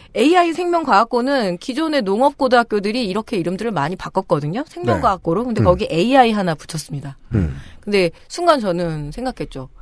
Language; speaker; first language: Korean; native; Korean